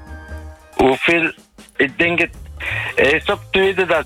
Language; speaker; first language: Dutch; non-native, learner; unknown